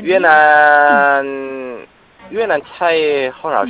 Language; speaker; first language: Chinese; non-native, learner; Korean